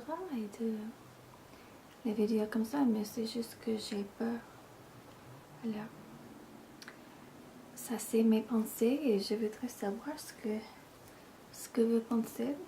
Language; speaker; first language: French; non-native, fluent; English